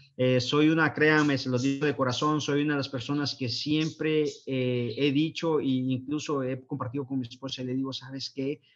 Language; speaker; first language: Spanish; native; Spanish